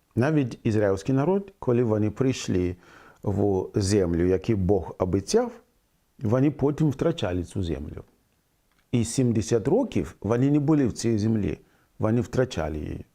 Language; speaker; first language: Ukrainian; non-native, fluent; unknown